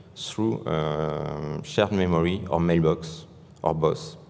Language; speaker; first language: English; non-native, fluent; French